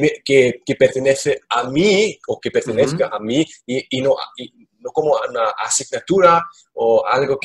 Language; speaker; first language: Spanish; non-native, learner; German